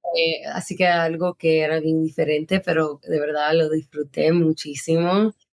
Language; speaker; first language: Spanish; early bilingual, heritage; Spanish